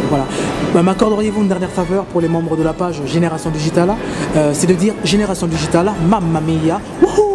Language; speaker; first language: French; native; French